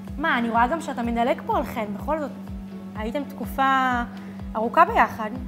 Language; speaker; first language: Hebrew; native; Hebrew